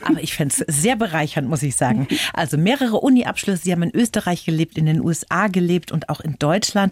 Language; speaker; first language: German; native; German